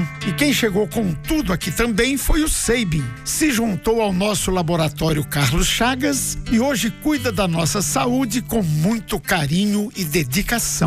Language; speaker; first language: Portuguese; native; Portuguese